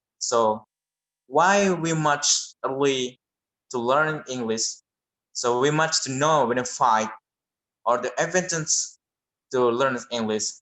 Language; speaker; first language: English; non-native, learner; Indonesian